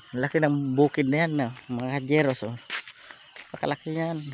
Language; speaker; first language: Filipino; non-native, local second language; Bikol